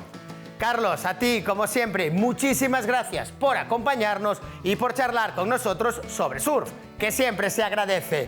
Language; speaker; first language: Spanish; native; Spanish